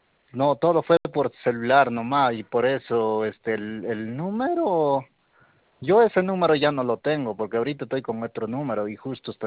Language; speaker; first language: Spanish; native; Spanish